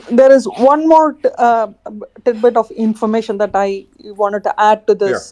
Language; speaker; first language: English; non-native, fluent; Khmer